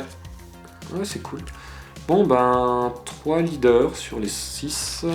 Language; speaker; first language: French; native; French